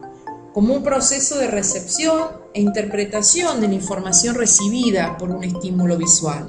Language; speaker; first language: Spanish; native; Spanish